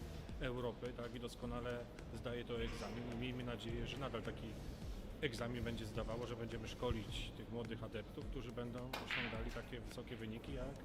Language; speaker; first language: Polish; native; Polish